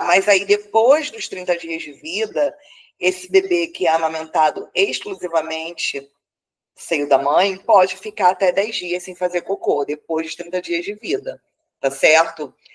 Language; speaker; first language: Portuguese; native; Portuguese